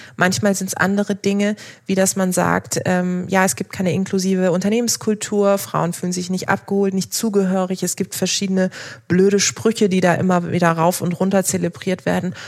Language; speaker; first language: German; early bilingual, other home language; Turkish